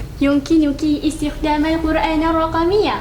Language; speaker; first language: Arabic; non-native, learner; Malay